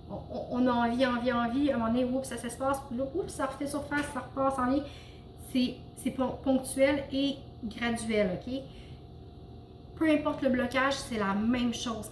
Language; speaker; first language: French; native; French